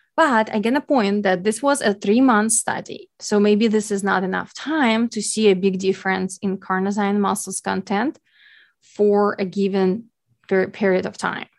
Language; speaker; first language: English; non-native, fluent; Ukrainian